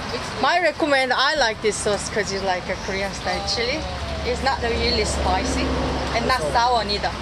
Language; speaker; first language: English; non-native, learner; Korean